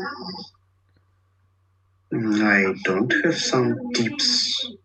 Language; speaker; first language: English; non-native, learner; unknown